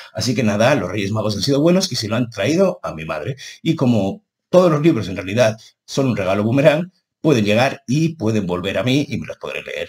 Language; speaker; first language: Spanish; native; Spanish